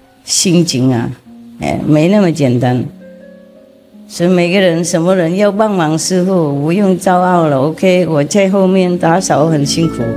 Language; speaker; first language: Chinese; non-native, fluent; Vietnamese